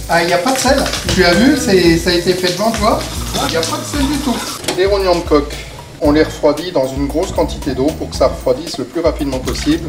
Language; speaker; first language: French; native; French